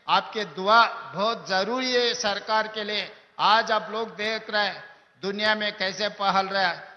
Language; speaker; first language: Hindi; non-native, local second language; Telugu